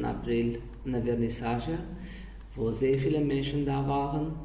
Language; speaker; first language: German; non-native, fluent; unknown